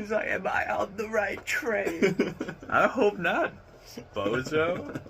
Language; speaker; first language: English; native; English